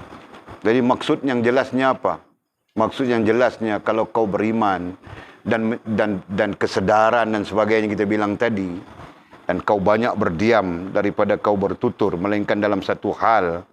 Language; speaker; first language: Malay; native; Malay